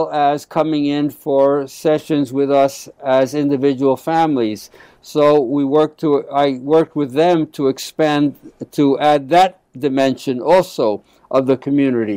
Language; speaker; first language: English; early bilingual, other home language; Spanish